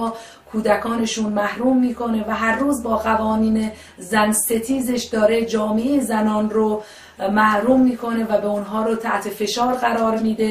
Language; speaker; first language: Persian; native; Persian